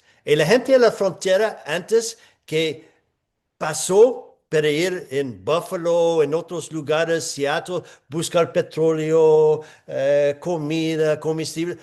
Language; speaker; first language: Spanish; non-native, fluent; English